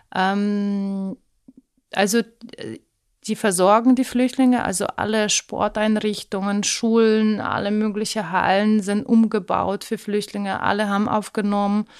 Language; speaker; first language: German; non-native, fluent; Ukrainian